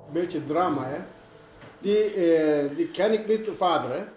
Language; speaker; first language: Dutch; non-native, learner; Turkish